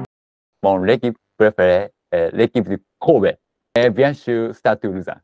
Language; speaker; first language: French; non-native, learner; Japanese